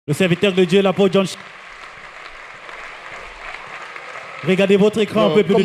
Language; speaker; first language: French; non-native, local second language; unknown